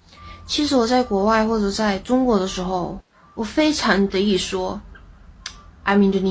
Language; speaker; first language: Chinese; early bilingual, heritage; Indonesian